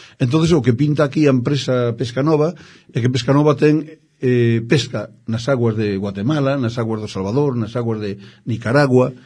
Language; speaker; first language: Galician; native; Galician